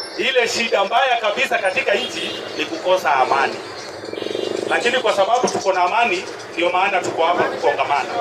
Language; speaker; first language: Swahili; non-native, local second language; Kikuyu